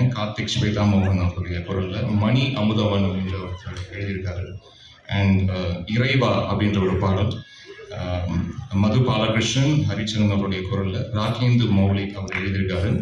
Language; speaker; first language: Tamil; native; Tamil